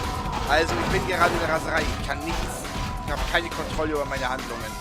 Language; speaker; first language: German; native; German